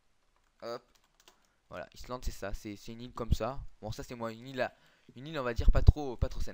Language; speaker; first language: French; native; French